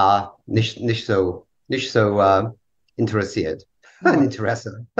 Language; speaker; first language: German; non-native, learner; English